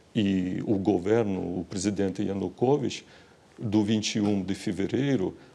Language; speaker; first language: Portuguese; non-native, fluent; Ukrainian